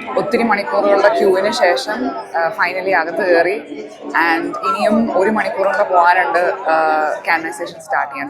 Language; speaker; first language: Malayalam; early bilingual, heritage; Malayalam